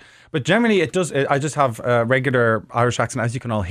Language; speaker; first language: English; native; English